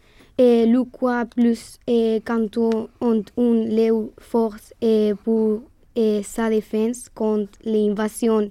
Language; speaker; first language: French; non-native, learner; Spanish